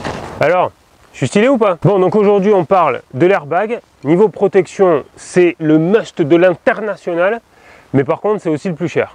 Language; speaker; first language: French; native; French